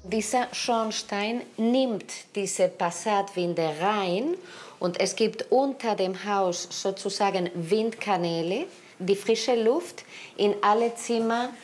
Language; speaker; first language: German; non-native, fluent; Spanish